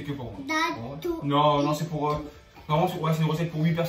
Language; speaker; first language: French; native; French